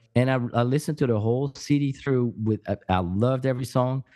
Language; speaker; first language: English; non-native, fluent; French